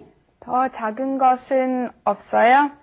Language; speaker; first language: Korean; non-native, learner; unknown